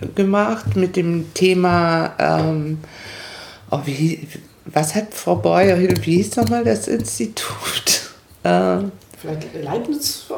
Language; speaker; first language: German; non-native, fluent; Spanish